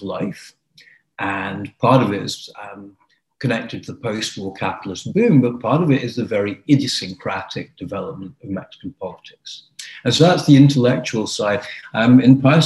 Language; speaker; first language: English; native; English